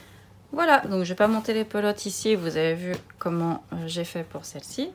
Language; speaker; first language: French; native; French